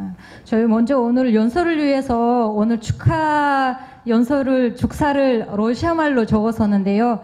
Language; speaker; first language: Korean; non-native, fluent; Kyrgyz